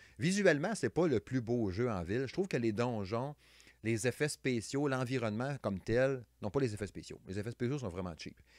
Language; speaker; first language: French; native; French